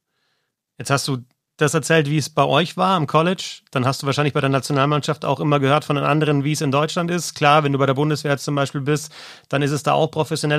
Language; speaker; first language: German; native; German